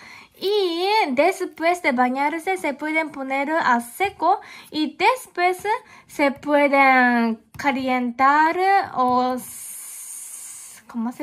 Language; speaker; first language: Spanish; non-native, learner; Japanese